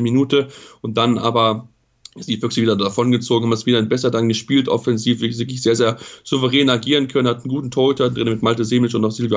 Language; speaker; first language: German; native; German